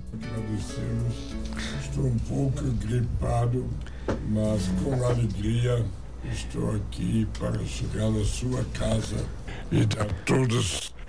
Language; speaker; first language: Portuguese; non-native, fluent; German